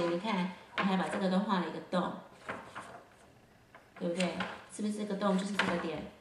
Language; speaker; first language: Chinese; native; Chinese